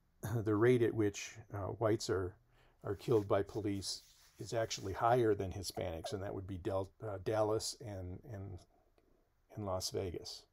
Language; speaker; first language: English; native; English